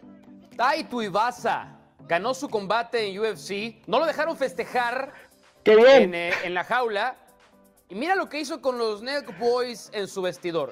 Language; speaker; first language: Spanish; native; Spanish